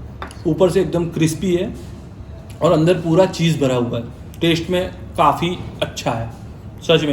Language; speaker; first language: Hindi; native; Hindi